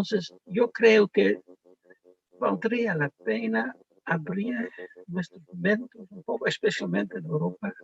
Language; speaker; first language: Spanish; non-native, fluent; Dutch